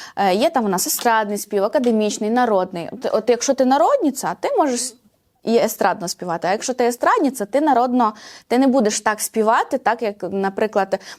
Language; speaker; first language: Ukrainian; native; Ukrainian